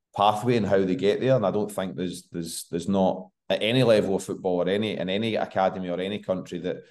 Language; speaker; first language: English; native; English